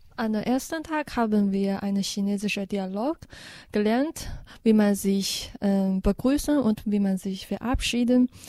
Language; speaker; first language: German; non-native, fluent; Chinese